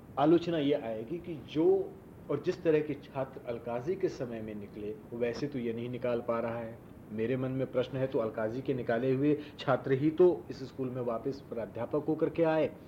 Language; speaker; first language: Hindi; non-native, local second language; Marwari